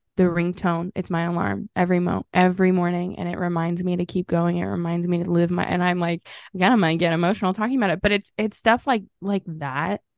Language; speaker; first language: English; native; English